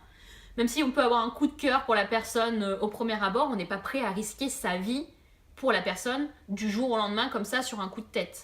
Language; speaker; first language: French; native; French